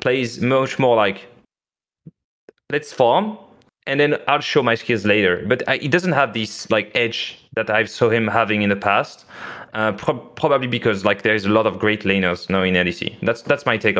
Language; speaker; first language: English; non-native, fluent; French